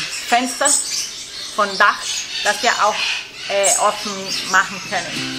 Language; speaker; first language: German; non-native, learner; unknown